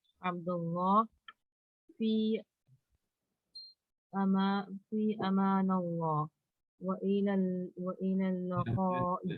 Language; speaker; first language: Arabic; non-native, learner; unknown